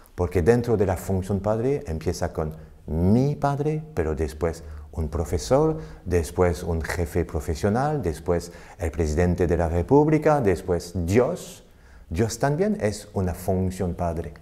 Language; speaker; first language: Spanish; non-native, fluent; French